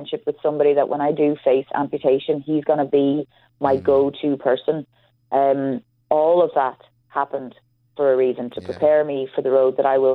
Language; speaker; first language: English; native; English